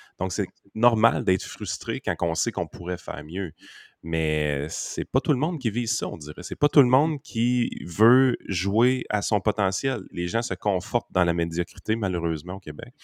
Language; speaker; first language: French; native; French